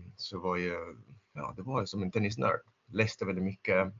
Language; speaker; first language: Swedish; non-native, fluent; Spanish